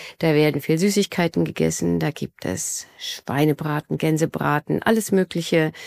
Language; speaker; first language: German; native; German